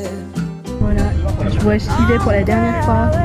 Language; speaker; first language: French; native; French